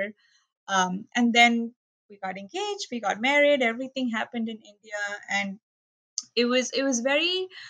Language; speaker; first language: English; non-native, local second language; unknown